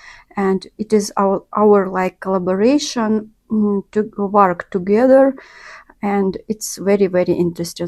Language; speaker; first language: English; non-native, learner; Russian